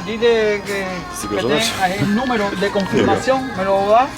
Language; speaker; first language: Spanish; non-native, learner; Polish